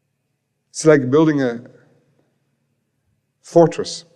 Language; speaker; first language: English; native; English